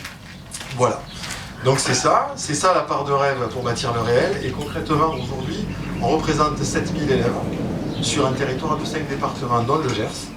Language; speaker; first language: French; native; French